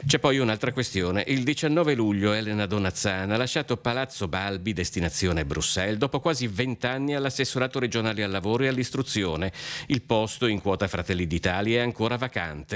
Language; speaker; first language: Italian; native; Italian